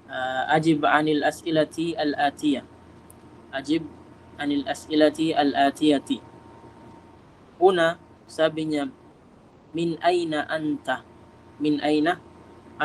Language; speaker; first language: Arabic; non-native, fluent; Filipino